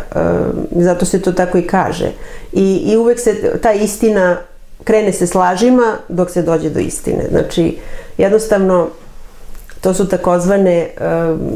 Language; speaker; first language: Serbian; native; Serbian